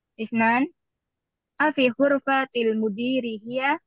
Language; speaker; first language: Arabic; non-native, learner; Indonesian